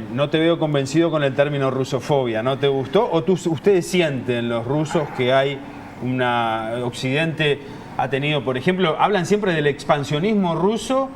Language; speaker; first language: Spanish; native; Spanish